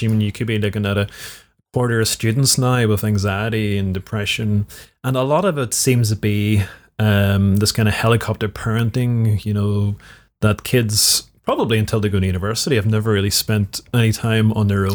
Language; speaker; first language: English; native; English